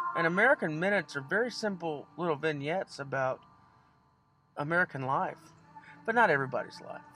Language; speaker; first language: English; native; English